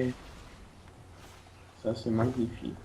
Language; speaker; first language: French; non-native, fluent; Portuguese